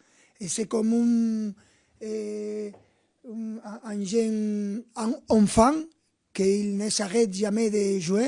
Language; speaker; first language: French; non-native, fluent; Spanish